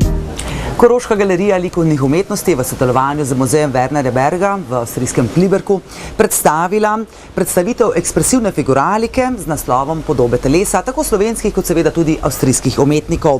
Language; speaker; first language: Slovenian; native; Slovenian